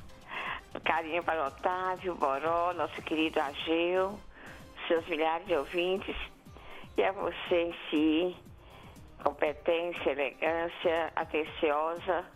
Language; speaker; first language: Portuguese; native; Portuguese